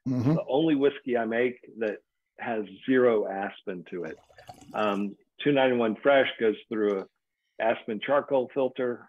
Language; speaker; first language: English; native; English